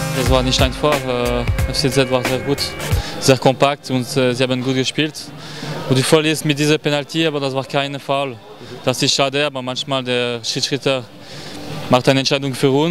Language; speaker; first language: German; non-native, learner; French